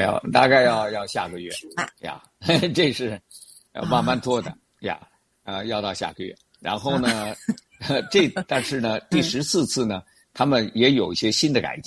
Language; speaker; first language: Chinese; native; Chinese